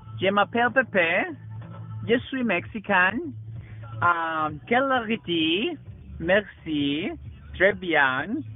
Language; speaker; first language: French; non-native, learner; Spanish